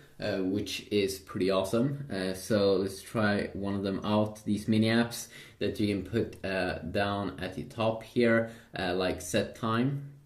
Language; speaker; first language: English; non-native, fluent; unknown